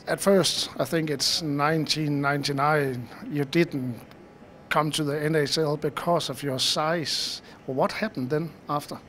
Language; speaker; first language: English; non-native, fluent; Danish